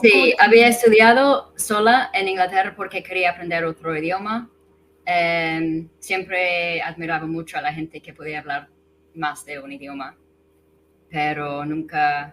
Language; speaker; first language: Spanish; non-native, fluent; English